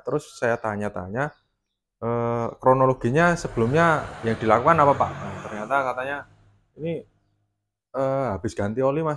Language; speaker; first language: Indonesian; native; Indonesian